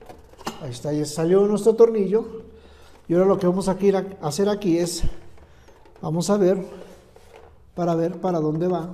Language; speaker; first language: Spanish; native; Spanish